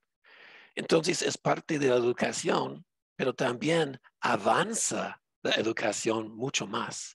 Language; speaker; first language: Spanish; non-native, fluent; English